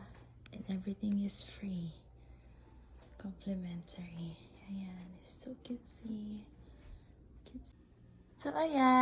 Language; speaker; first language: English; non-native, local second language; Filipino